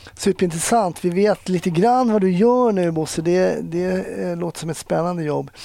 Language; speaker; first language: Swedish; native; Swedish